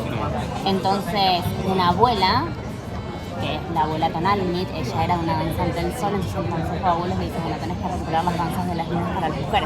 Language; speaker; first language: Spanish; native; Spanish